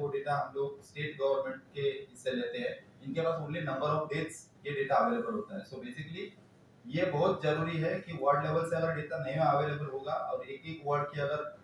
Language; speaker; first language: Hindi; non-native, local second language; Marathi